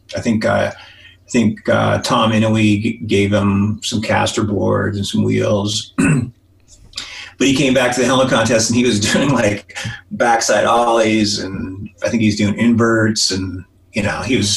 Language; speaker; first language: English; native; English